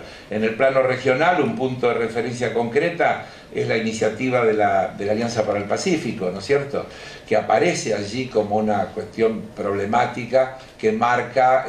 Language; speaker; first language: Spanish; native; Spanish